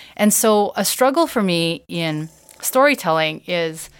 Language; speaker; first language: English; native; English